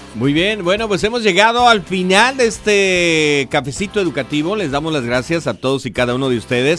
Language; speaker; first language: Spanish; native; Spanish